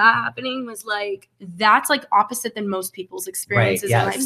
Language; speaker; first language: English; native; English